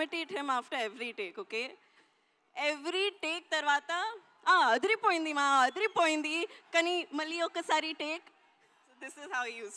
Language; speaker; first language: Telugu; non-native, learner; Hindi